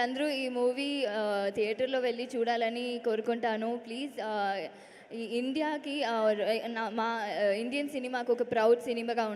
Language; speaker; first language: Telugu; non-native, learner; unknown